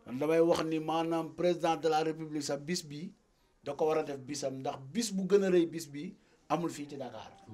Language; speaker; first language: Wolof; native; Wolof